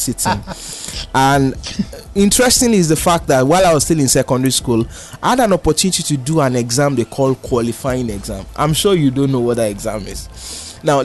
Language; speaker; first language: English; non-native, local second language; Yoruba